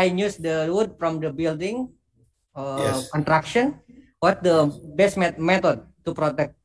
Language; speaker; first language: English; non-native, learner; Indonesian